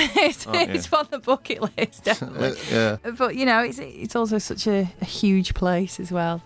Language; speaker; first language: English; native; English